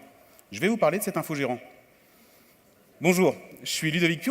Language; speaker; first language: French; native; French